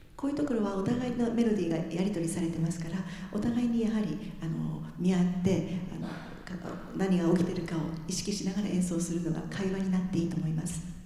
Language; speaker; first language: Japanese; native; Japanese